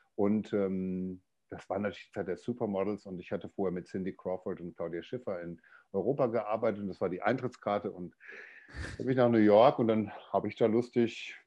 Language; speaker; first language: German; native; German